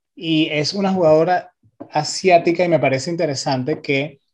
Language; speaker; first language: Spanish; early bilingual, heritage; Spanish